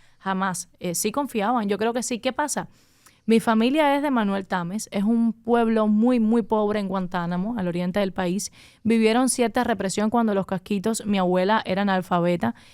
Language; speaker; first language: Spanish; native; Spanish